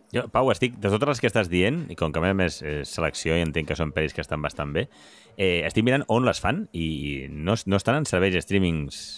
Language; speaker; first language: Catalan; native; Catalan